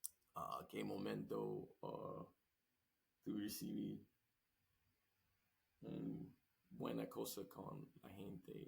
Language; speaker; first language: Spanish; non-native, learner; English